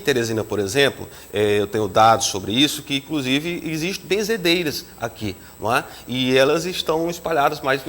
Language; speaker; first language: Portuguese; native; Portuguese